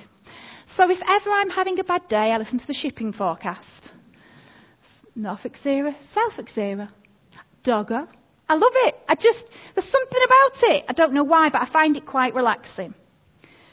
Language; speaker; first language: English; native; English